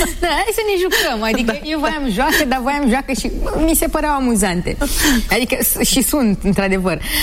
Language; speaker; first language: Romanian; non-native, local second language; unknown